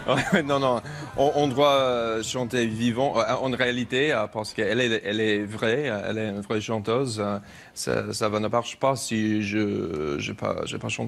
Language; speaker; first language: French; non-native, learner; English